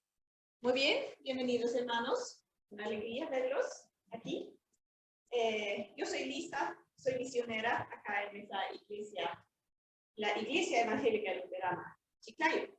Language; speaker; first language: Spanish; non-native, fluent; Swedish